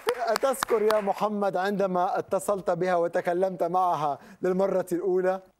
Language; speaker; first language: Arabic; native; Arabic